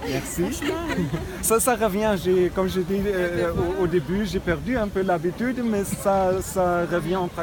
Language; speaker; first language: French; non-native, fluent; German